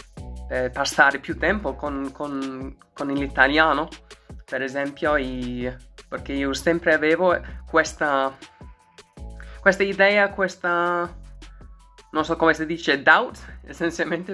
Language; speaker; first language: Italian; non-native, learner; English